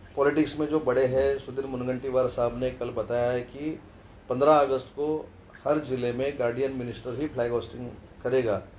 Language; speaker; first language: Hindi; non-native, local second language; Marathi